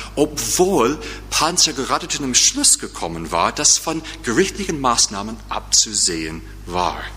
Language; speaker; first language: German; non-native, fluent; English